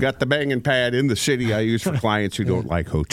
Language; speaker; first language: English; native; English